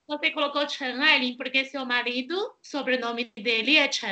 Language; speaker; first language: Portuguese; non-native, fluent; Chinese